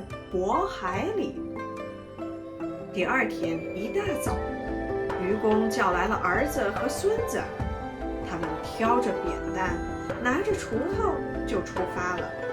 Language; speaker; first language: Chinese; native; Chinese